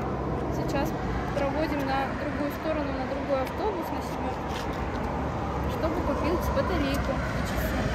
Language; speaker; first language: Russian; native; Russian